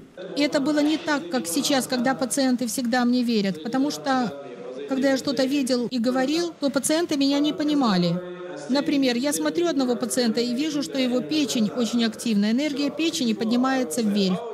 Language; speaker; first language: Russian; native; Russian